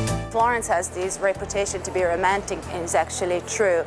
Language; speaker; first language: English; non-native, fluent; Italian